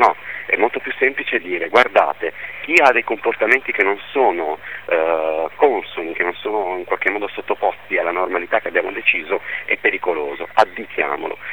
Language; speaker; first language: Italian; native; Italian